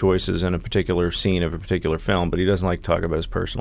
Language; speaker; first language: English; native; English